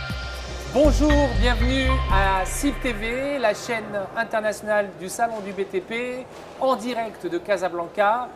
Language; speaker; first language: French; non-native, local second language; Arabic